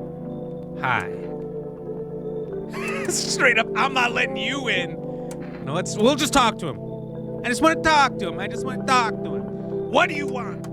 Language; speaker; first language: English; native; English